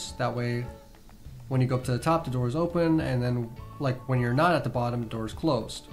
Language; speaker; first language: English; native; English